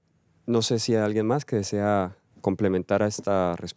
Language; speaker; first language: Spanish; native; Spanish